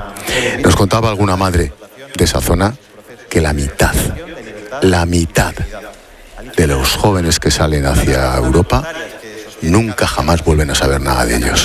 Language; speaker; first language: Spanish; native; Spanish